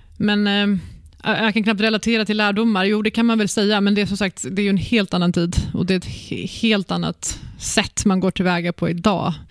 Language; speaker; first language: Swedish; native; Swedish